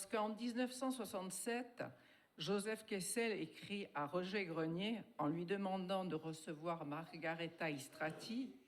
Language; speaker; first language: French; native; French